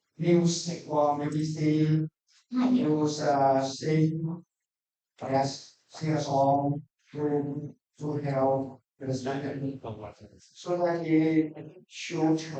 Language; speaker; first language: English; non-native, learner; Thai